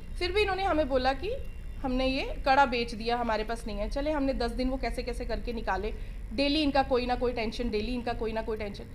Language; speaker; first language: Hindi; non-native, local second language; Punjabi